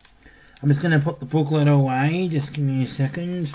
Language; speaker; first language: English; native; English